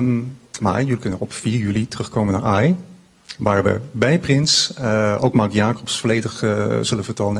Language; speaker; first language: Dutch; native; Dutch